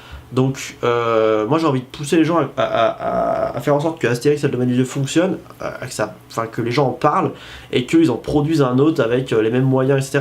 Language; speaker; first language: French; native; French